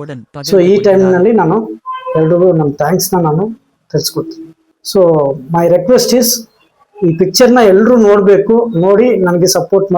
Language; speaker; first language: Kannada; non-native, local second language; Tamil